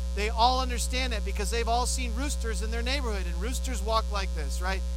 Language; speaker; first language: English; native; English